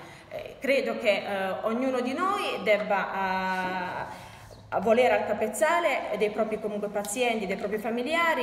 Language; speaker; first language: Italian; native; Italian